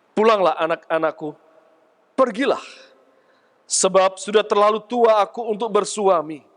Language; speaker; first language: Indonesian; native; Indonesian